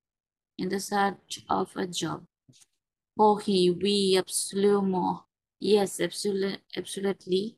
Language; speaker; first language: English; non-native, local second language; Bangla